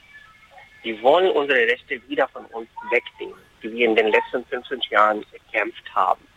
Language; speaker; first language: German; non-native, fluent; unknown